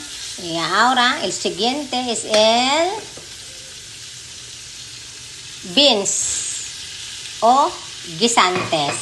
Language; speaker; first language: Spanish; non-native, learner; Filipino